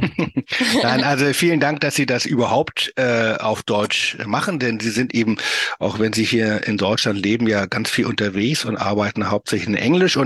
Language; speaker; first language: German; native; German